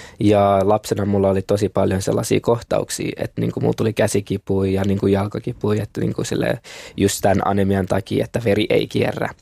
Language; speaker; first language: Finnish; early bilingual, other home language; Kinyarwanda